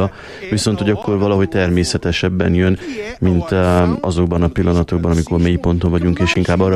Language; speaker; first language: Hungarian; native; Hungarian